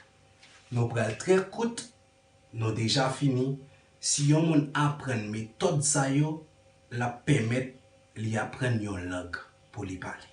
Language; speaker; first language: French; non-native, learner; Haitian Creole